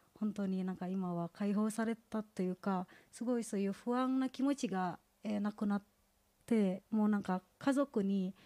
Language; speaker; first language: Japanese; non-native, fluent; Indonesian